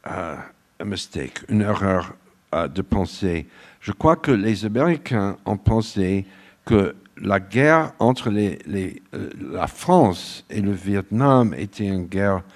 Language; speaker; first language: French; non-native, fluent; English